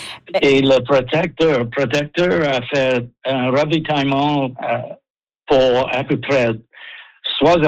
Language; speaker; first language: French; non-native, local second language; English